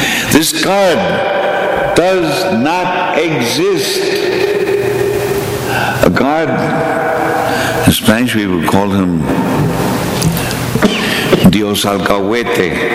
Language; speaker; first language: English; native; English